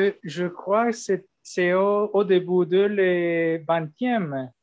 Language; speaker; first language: French; non-native, learner; Spanish